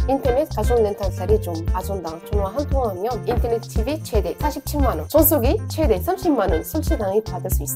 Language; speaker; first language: Korean; non-native, fluent; Arabic